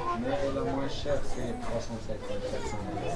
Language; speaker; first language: French; non-native, local second language; Arabic